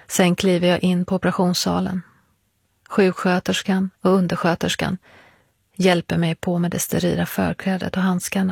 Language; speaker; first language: Swedish; early bilingual, other home language; Persian